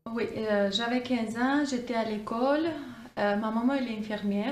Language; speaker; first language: French; non-native, fluent; Armenian